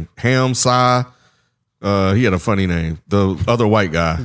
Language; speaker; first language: English; native; English